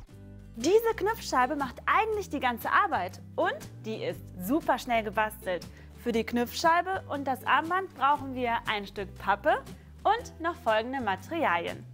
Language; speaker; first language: German; native; German